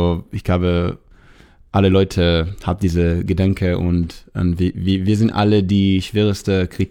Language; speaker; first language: German; non-native, learner; English